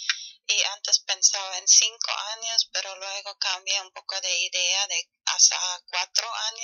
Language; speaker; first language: Spanish; non-native, fluent; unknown